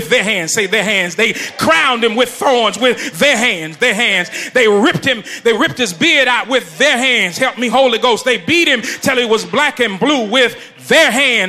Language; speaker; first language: English; native; English